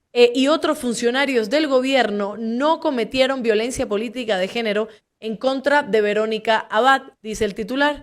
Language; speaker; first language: Spanish; native; Spanish